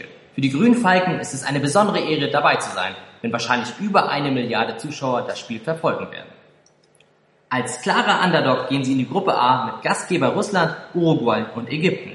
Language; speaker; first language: German; native; German